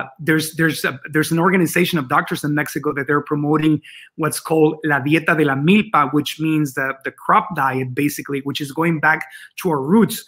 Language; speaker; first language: English; non-native, fluent; Spanish